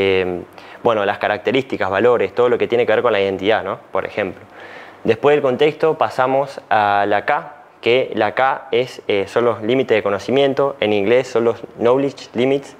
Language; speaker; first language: Spanish; native; Spanish